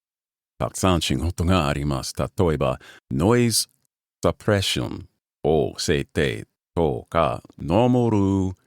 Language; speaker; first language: Japanese; non-native, learner; English